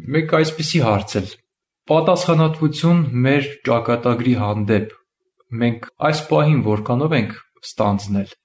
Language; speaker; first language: Armenian; native; Armenian